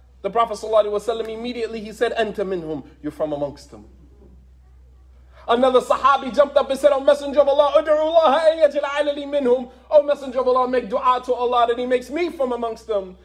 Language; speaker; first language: English; native; English